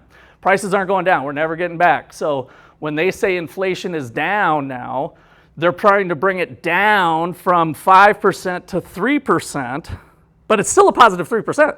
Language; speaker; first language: English; native; English